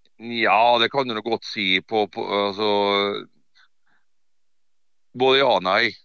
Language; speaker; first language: Norwegian; native; Norwegian